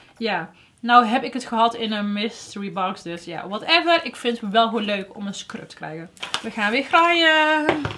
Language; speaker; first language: Dutch; early bilingual, other home language; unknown